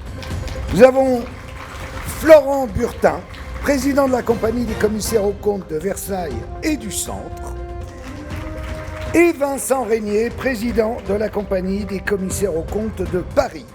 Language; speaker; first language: French; native; French